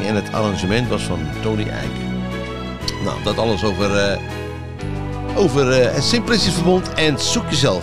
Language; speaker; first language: Dutch; native; Dutch